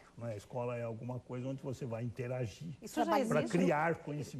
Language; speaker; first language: Portuguese; native; Portuguese